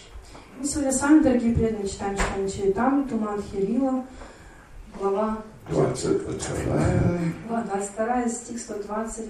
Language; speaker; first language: Russian; native; Russian